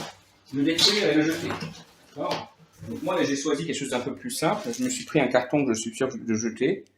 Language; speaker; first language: French; native; French